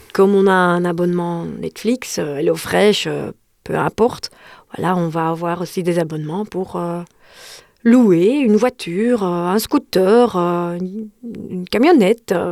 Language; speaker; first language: French; non-native, local second language; Dutch